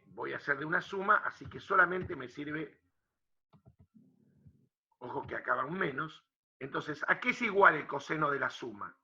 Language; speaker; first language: Spanish; native; Spanish